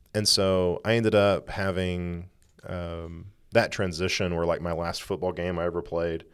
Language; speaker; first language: English; native; English